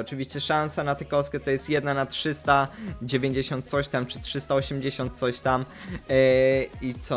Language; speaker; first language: Polish; native; Polish